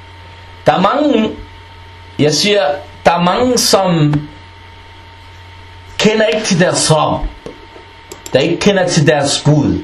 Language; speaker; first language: Danish; non-native, fluent; Arabic